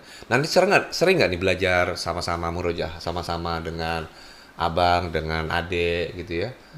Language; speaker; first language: Indonesian; native; Indonesian